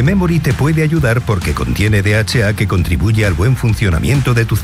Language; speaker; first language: Spanish; native; Spanish